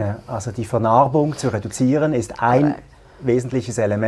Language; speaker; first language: German; native; German